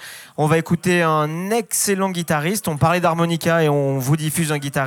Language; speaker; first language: French; native; French